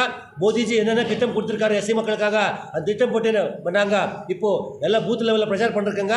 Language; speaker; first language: Tamil; non-native, learner; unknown